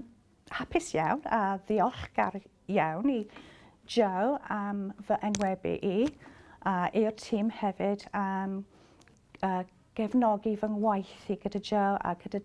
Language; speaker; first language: Welsh; non-native, local second language; English